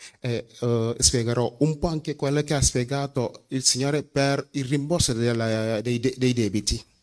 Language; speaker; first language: Italian; non-native, fluent; Wolof